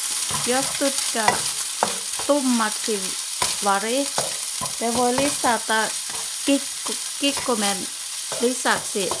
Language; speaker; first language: Finnish; non-native, learner; Thai